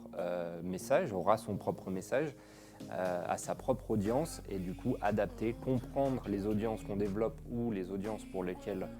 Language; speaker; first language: French; native; French